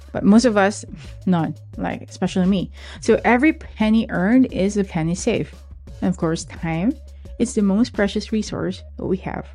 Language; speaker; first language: English; non-native, local second language; Filipino